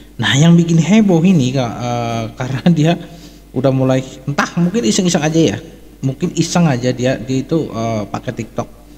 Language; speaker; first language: Indonesian; native; Indonesian